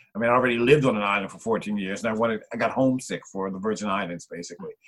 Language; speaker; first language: English; native; English